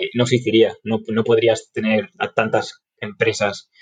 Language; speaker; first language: Spanish; native; Spanish